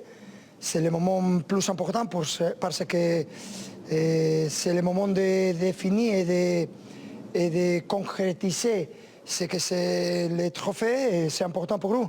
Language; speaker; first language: French; non-native, learner; Spanish